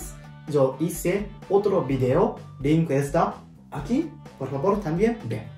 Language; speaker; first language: Spanish; non-native, learner; Japanese